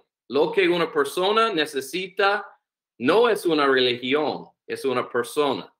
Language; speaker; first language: Spanish; non-native, learner; English